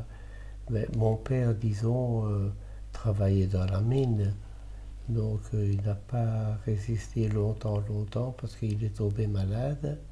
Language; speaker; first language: French; early bilingual, other home language; Italian